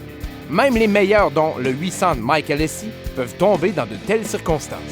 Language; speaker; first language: French; native; French